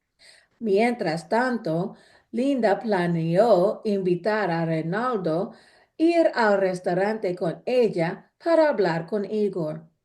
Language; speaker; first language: Spanish; non-native, fluent; English